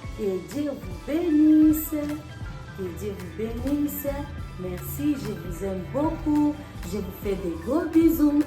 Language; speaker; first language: French; non-native, local second language; Lingala